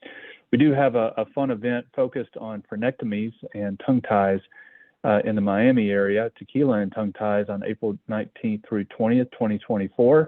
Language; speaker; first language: English; native; English